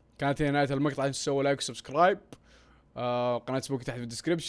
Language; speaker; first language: Arabic; native; Arabic